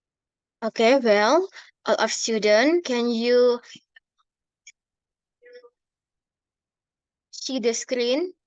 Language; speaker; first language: English; non-native, learner; Indonesian